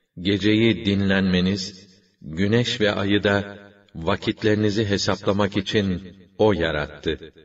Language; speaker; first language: Turkish; native; Turkish